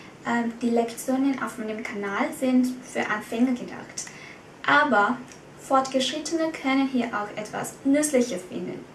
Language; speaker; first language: German; non-native, fluent; Vietnamese